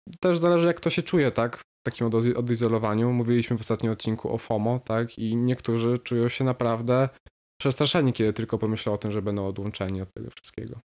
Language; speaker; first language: Polish; native; Polish